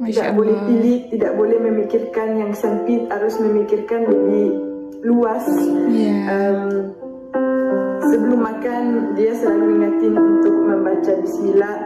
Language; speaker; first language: Indonesian; non-native, fluent; French